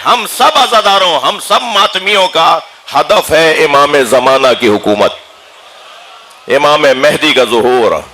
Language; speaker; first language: Urdu; native; Urdu